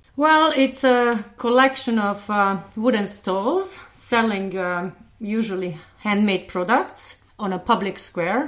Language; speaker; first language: English; non-native, fluent; Hungarian